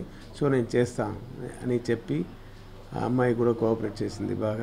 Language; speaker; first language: Telugu; non-native, learner; Tamil